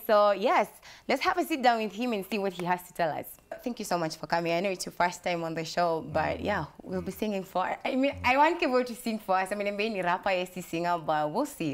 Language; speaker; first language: English; non-native, local second language; Swahili